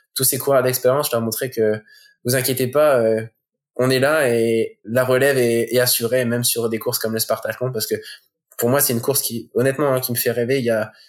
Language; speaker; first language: French; native; French